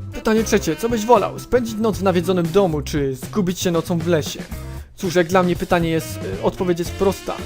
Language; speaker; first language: Polish; native; Polish